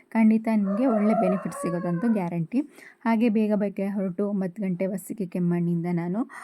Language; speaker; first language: Kannada; native; Kannada